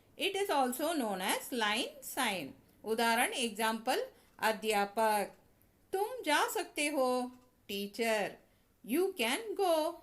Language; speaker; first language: Hindi; non-native, local second language; Tamil